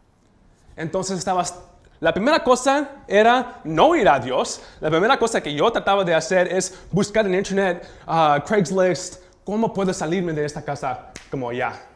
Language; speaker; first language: Spanish; early bilingual, heritage; Spanish